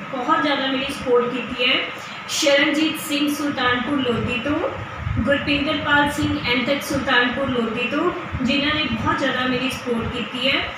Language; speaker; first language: Hindi; non-native, local second language; Punjabi